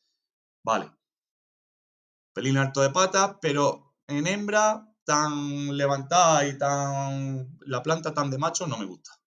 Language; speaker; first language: Spanish; native; Spanish